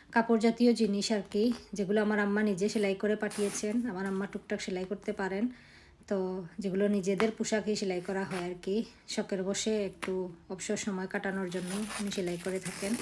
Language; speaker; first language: Bangla; native; Bangla